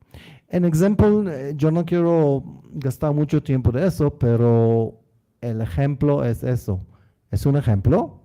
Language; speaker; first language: Spanish; non-native, learner; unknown